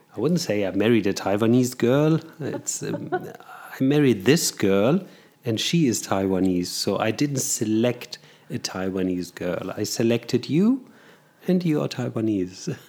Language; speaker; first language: English; non-native, fluent; German